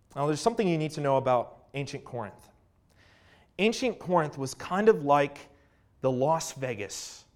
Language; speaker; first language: English; native; English